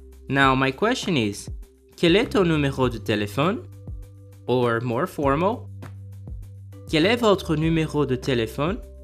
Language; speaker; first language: French; non-native, fluent; Portuguese